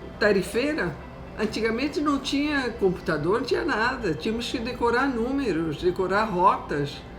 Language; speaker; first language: Portuguese; native; Portuguese